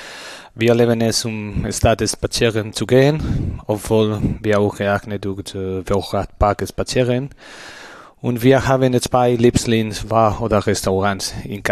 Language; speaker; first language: German; non-native, learner; Spanish